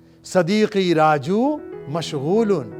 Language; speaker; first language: Arabic; non-native, fluent; Hindi